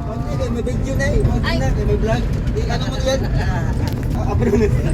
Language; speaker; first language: Filipino; non-native, local second language; Cebuano